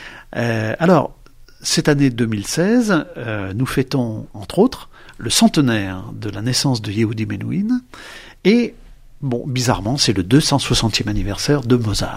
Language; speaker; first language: French; native; French